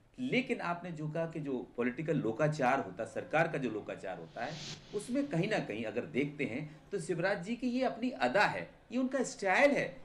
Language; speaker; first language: Hindi; native; Hindi